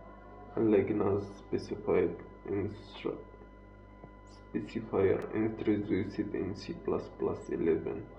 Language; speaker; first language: English; non-native, fluent; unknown